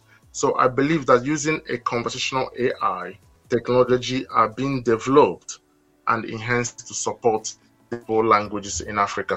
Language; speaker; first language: English; non-native, local second language; Igbo